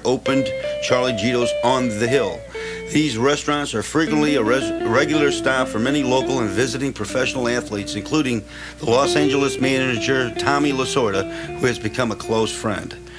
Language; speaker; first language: English; native; English